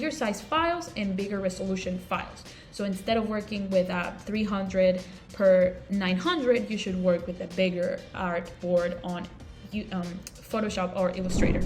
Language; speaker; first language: English; non-native, local second language; Spanish